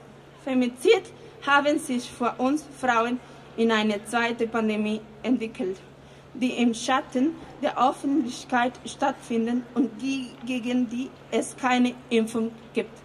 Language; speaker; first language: German; non-native, fluent; Spanish